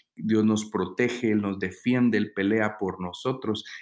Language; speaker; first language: Spanish; native; Spanish